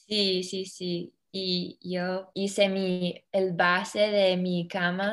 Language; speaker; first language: Spanish; early bilingual, heritage; English